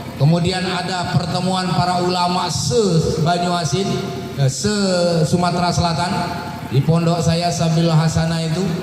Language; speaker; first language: Indonesian; non-native, local second language; Buginese